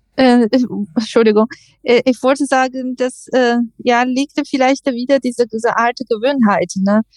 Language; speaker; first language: German; non-native, learner; Chinese